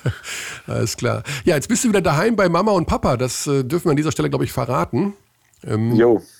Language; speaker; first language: German; native; German